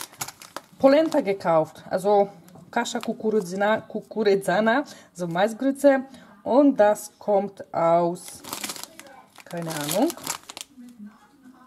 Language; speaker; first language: German; non-native, fluent; Polish